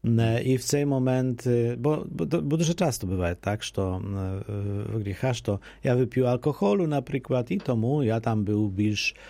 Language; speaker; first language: Polish; non-native, local second language; Ukrainian